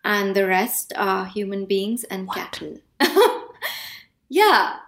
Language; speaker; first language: English; non-native, local second language; Hindi